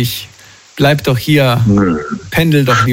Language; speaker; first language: German; native; German